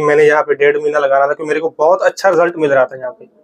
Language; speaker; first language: Hindi; non-native, local second language; Punjabi